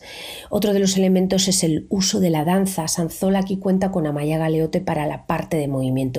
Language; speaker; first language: Spanish; native; Spanish